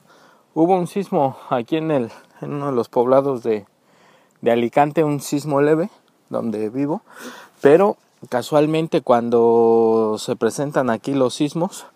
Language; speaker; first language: Spanish; native; Spanish